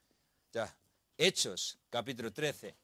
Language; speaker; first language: Spanish; non-native, learner; Korean